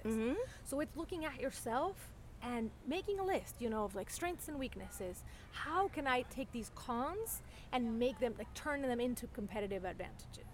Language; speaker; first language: English; non-native, fluent; Spanish